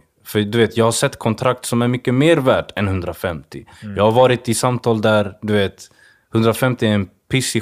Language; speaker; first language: Swedish; early bilingual, other home language; Swahili